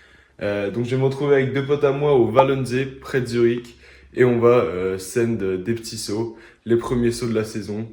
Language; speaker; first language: French; native; French